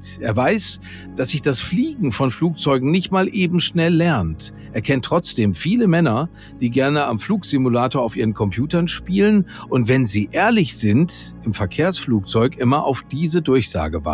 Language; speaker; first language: German; native; German